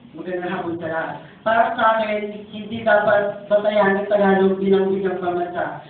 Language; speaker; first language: Filipino; non-native, local second language; Cebuano